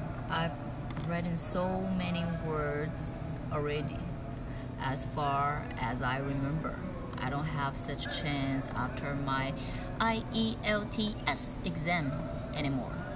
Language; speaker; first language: English; non-native, fluent; Chinese